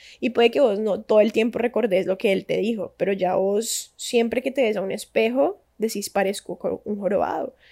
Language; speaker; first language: Spanish; native; Spanish